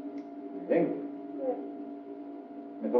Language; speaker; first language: Spanish; non-native, fluent; French